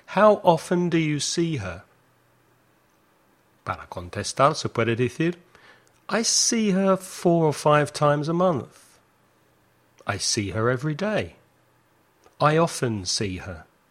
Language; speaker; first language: English; native; English